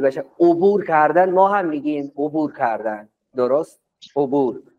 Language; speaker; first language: Persian; non-native, fluent; Urdu